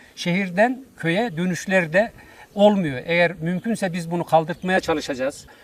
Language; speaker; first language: Turkish; native; Turkish